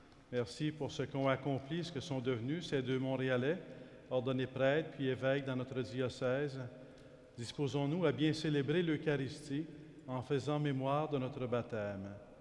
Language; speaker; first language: French; native; French